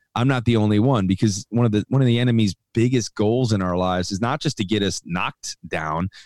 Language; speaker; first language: English; native; English